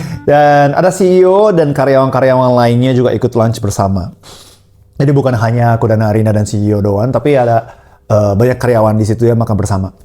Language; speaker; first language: Indonesian; non-native, fluent; Japanese